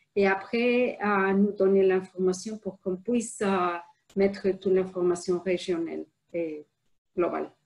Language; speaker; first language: French; non-native, fluent; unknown